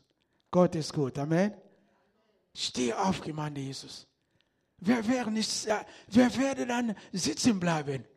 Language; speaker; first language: German; non-native, learner; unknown